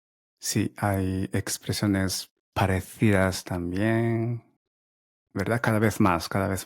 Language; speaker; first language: Spanish; non-native, learner; Japanese